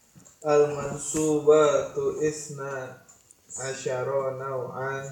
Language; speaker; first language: Arabic; non-native, learner; Indonesian